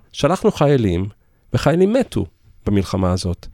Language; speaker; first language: Hebrew; early bilingual, other home language; English